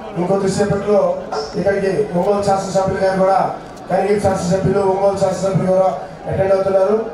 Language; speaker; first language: Telugu; native; Telugu